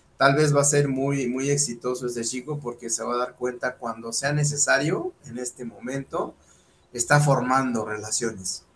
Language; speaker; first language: Spanish; native; Spanish